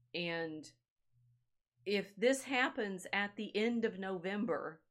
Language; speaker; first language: English; native; English